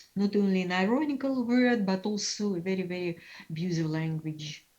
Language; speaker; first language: English; non-native, fluent; Russian